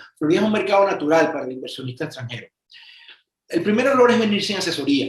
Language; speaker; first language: Spanish; native; Spanish